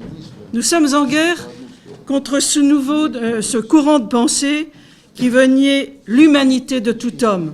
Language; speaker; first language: French; native; French